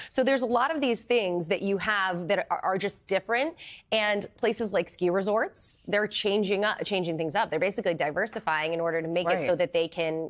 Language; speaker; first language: English; native; English